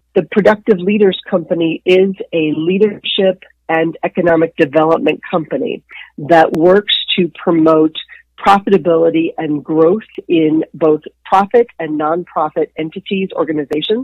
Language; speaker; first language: English; native; English